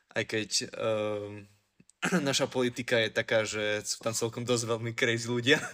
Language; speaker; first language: Slovak; native; Slovak